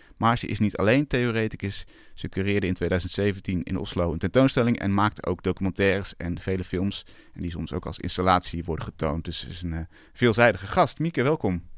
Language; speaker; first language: Dutch; native; Dutch